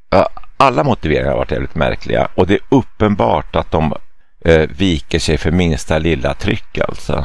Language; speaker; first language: Swedish; native; Swedish